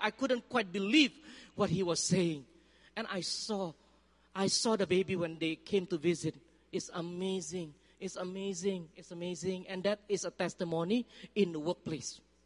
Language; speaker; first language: English; non-native, fluent; Indonesian